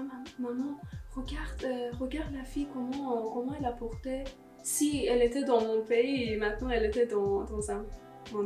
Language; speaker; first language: French; non-native, learner; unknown